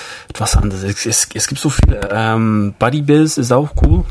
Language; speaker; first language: German; non-native, fluent; English